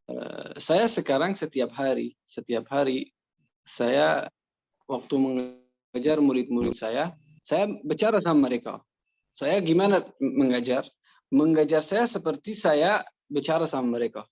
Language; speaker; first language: Indonesian; non-native, learner; Persian